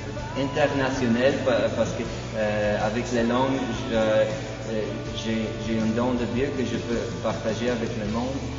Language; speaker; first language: French; non-native, fluent; Polish